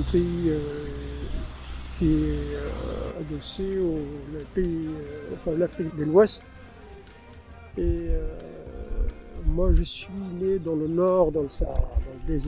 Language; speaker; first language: French; non-native, local second language; Tamasheq